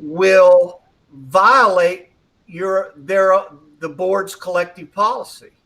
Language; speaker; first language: English; native; English